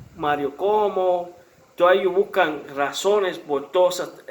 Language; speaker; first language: Spanish; early bilingual, heritage; Spanish